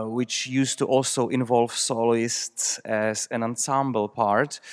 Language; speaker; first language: English; non-native, fluent; Czech